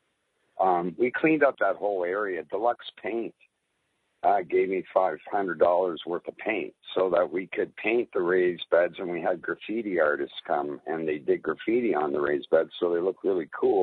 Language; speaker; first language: English; native; English